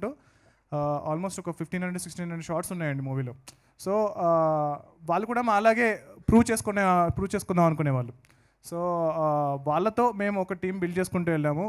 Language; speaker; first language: Telugu; native; Telugu